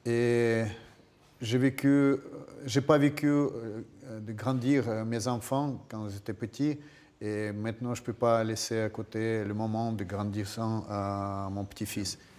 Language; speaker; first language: French; non-native, fluent; Russian